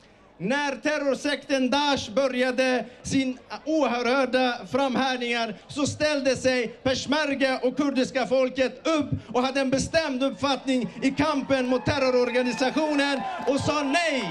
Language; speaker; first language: Swedish; early bilingual, other home language; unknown